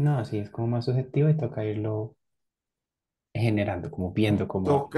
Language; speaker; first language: Spanish; native; Spanish